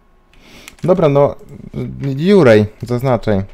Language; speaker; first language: Polish; native; Polish